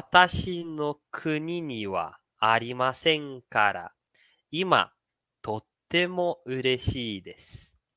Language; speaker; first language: Japanese; non-native, learner; Portuguese